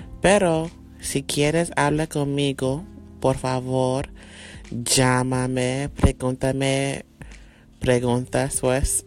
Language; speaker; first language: Spanish; non-native, learner; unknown